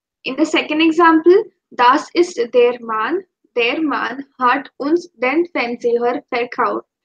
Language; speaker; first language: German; non-native, fluent; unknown